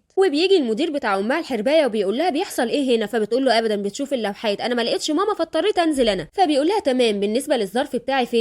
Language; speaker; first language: Arabic; native; Arabic